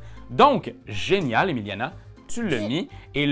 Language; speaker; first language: French; native; French